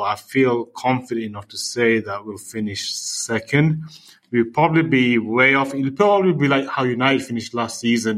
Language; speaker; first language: English; native; English